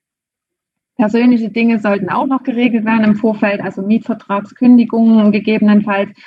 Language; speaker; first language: German; native; German